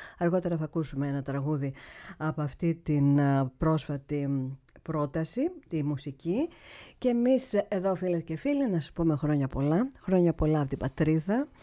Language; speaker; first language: Greek; native; Greek